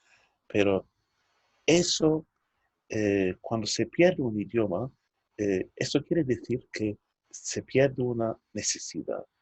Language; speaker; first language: Spanish; non-native, fluent; Turkish